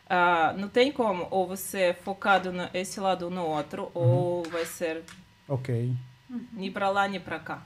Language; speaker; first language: Portuguese; non-native, learner; Russian